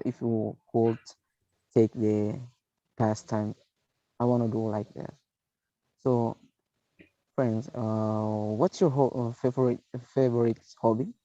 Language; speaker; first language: English; non-native, learner; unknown